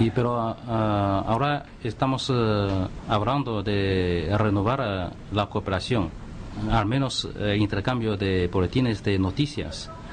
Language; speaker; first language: Spanish; non-native, fluent; Chinese